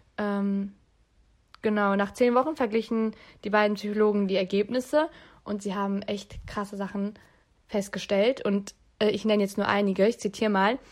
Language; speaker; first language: German; early bilingual, other home language; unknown